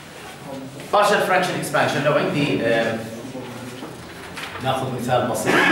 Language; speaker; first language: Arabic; native; Arabic